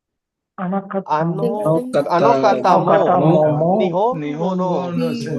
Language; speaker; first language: Japanese; non-native, learner; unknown